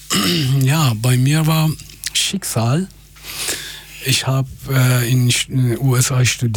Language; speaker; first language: German; non-native, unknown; Persian